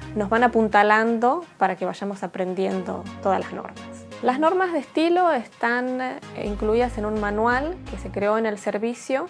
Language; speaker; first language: Spanish; native; Spanish